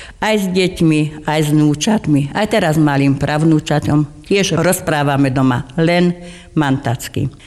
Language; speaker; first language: Slovak; non-native, local second language; German